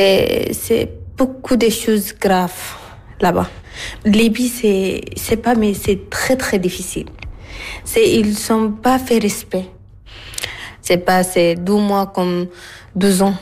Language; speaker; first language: French; non-native, learner; Arabic